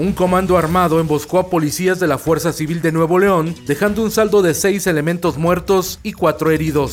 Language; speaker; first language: Spanish; native; Spanish